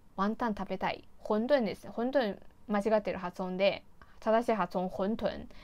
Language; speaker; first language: Japanese; non-native, fluent; Chinese